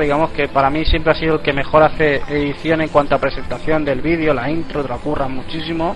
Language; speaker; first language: Spanish; native; Spanish